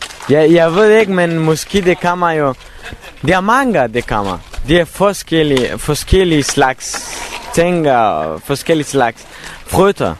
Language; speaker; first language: Danish; non-native, learner; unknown